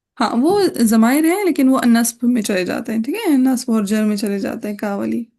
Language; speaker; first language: Urdu; native; Urdu